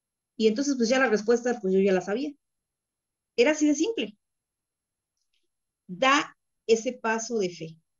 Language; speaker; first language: Spanish; native; Spanish